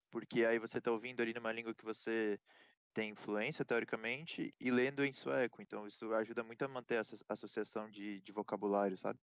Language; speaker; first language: Portuguese; native; Portuguese